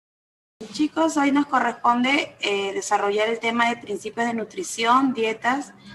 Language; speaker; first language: Spanish; native; Spanish